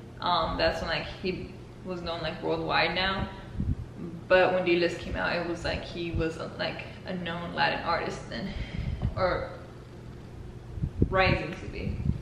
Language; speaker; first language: English; early bilingual, other home language; Spanish